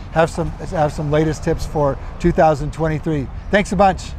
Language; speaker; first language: English; native; English